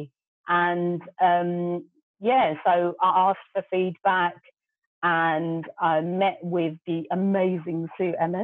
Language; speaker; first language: English; non-native, local second language; Gujarati